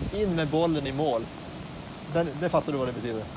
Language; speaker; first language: Swedish; native; Swedish